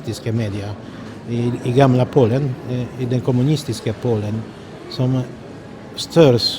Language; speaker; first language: Swedish; non-native, fluent; Polish